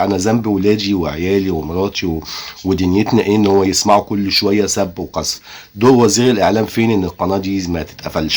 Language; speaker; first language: Arabic; native; Arabic